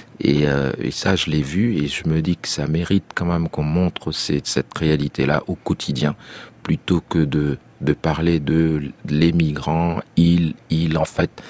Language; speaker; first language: French; non-native, local second language; Arabic